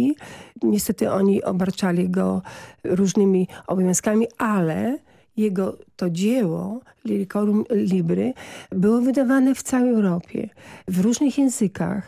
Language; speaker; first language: Polish; native; Polish